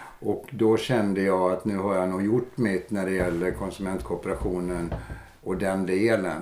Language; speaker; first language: Swedish; native; Swedish